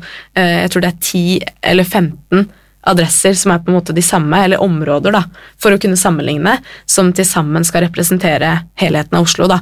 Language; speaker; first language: Norwegian; native; Norwegian